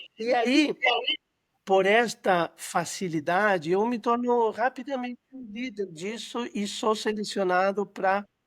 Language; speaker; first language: Portuguese; non-native, fluent; Spanish